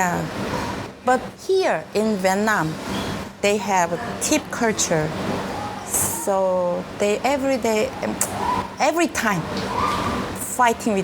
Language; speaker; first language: English; non-native, learner; Korean